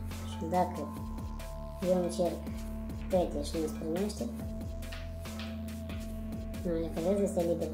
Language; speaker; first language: Romanian; non-native, learner; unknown